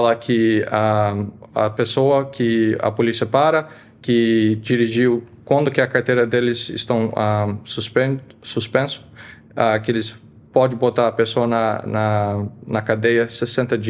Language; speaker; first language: Portuguese; early bilingual, heritage; Portuguese